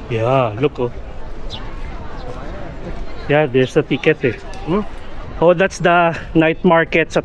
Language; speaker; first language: English; non-native, local second language; Filipino